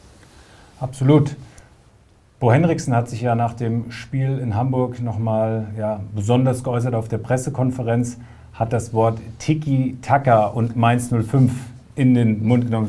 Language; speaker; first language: German; native; German